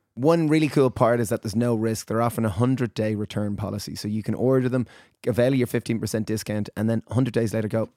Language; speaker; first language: English; native; English